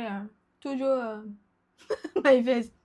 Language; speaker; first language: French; non-native, learner; Japanese